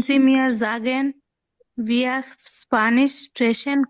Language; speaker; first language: German; non-native, learner; Bangla